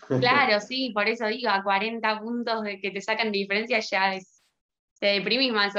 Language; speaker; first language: Spanish; native; Spanish